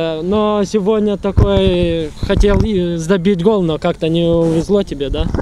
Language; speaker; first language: Russian; non-native, learner; Lithuanian